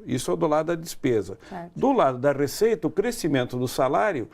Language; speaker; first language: Portuguese; native; Portuguese